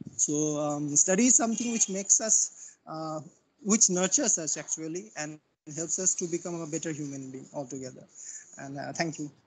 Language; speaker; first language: English; non-native, local second language; Bangla